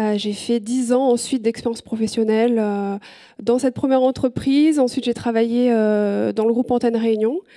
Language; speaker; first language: French; native; French